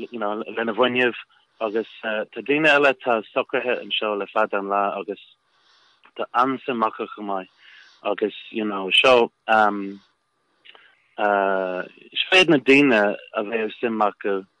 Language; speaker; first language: Irish; non-native, local second language; English